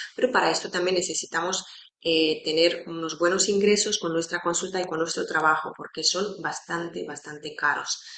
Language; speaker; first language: Spanish; non-native, fluent; Romanian